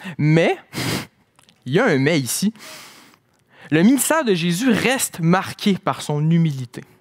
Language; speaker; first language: French; native; French